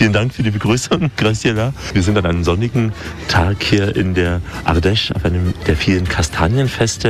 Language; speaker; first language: German; native; German